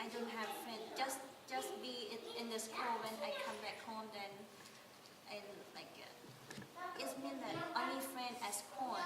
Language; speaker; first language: English; non-native, learner; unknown